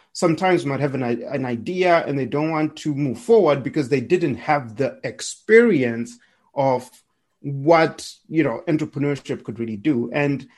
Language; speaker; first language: English; non-native, local second language; Shona